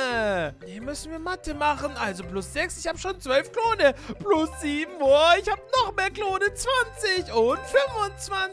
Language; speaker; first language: German; native; German